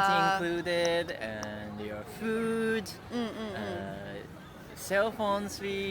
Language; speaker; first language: English; non-native, fluent; Japanese